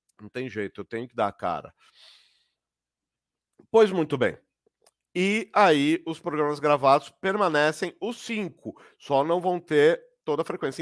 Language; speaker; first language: Portuguese; native; Portuguese